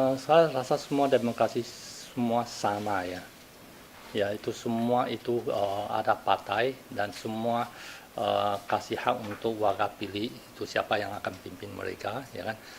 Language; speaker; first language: Indonesian; non-native, fluent; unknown